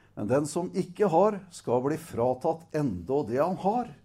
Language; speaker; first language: Norwegian; native; Norwegian